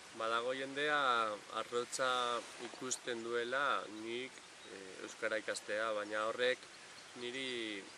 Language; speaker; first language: Basque; non-native, local second language; Spanish